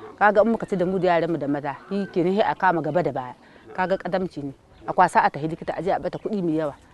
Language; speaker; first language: Hausa; native; Hausa